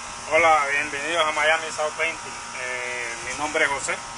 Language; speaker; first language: Spanish; native; Spanish